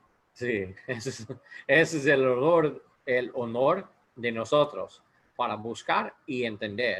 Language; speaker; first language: Spanish; non-native, learner; English